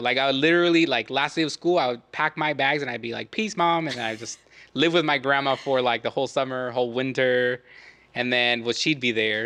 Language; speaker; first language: English; early bilingual, other home language; Spanish